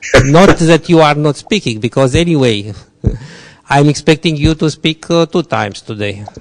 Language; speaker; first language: English; non-native, fluent; Romanian